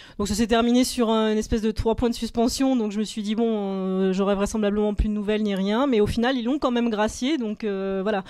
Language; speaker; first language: French; native; French